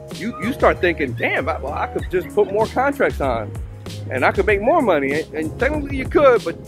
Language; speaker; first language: English; native; English